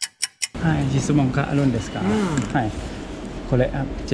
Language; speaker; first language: Japanese; non-native, learner; Thai